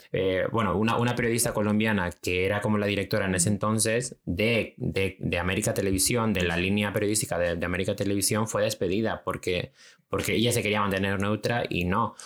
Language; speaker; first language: Spanish; native; Spanish